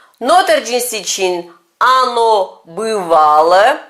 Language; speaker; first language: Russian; non-native, fluent; Turkish